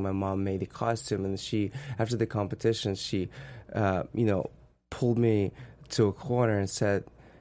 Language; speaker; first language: English; non-native, fluent; Russian